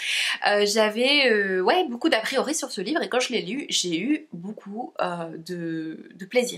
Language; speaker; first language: French; native; French